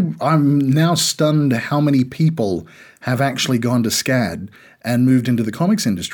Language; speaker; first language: English; native; English